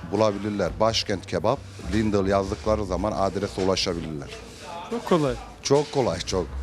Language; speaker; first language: Turkish; native; Turkish